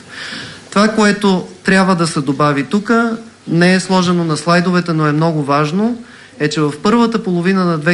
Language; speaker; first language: Bulgarian; native; Bulgarian